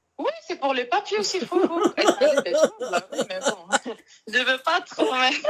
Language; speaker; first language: French; non-native, local second language; Arabic